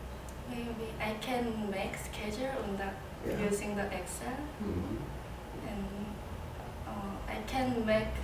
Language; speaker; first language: English; non-native, learner; Korean